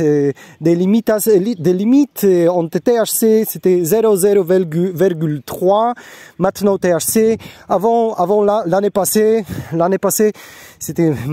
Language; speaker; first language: French; non-native, learner; Polish